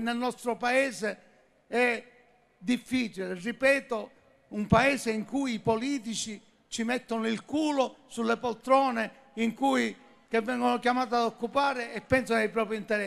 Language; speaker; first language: Italian; native; Italian